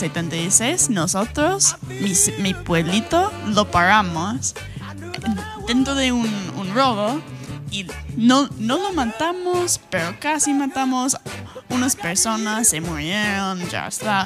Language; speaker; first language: Spanish; non-native, fluent; English